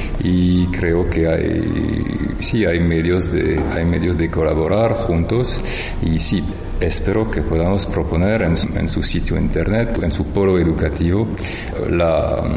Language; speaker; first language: Spanish; non-native, fluent; French